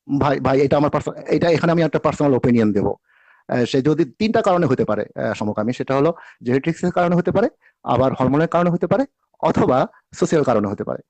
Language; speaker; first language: Bangla; native; Bangla